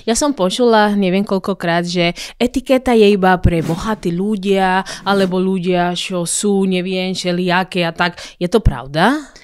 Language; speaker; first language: Slovak; non-native, fluent; Spanish